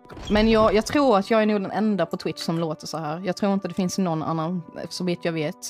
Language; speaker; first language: Swedish; native; Swedish